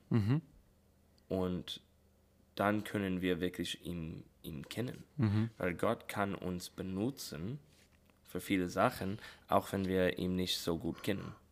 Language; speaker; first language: German; non-native, learner; English